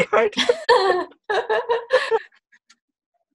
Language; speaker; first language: English; non-native, local second language; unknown